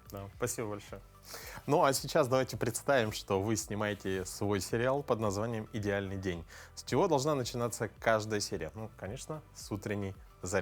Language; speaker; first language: Russian; native; Russian